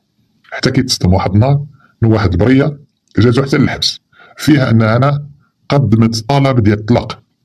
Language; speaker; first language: Arabic; native; Arabic